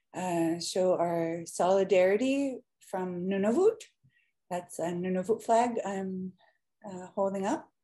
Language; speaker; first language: English; native; English